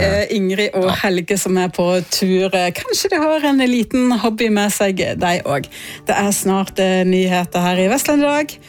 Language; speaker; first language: Norwegian; native; Norwegian